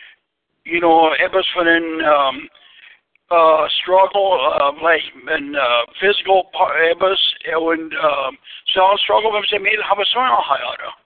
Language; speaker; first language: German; early bilingual, heritage; Pennsylvania German